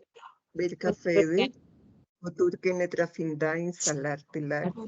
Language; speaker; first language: Turkish; non-native, learner; Spanish